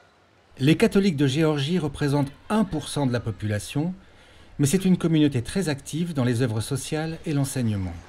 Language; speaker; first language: French; native; French